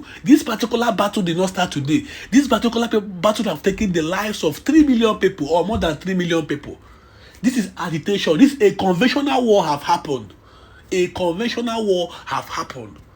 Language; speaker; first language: English; non-native, local second language; Igbo